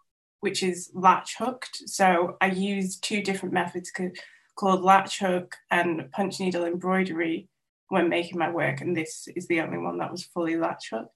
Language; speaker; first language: English; non-native, local second language; Welsh